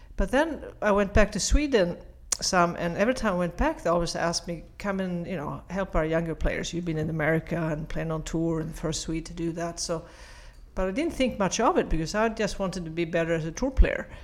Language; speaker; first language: English; non-native, fluent; Swedish